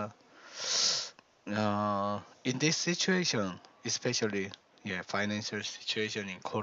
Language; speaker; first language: English; non-native, learner; Korean